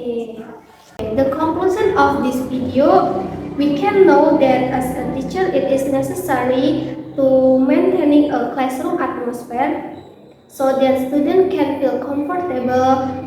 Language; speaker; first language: English; non-native, learner; Indonesian